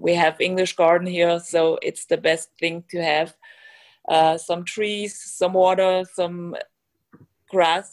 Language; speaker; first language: English; non-native, fluent; German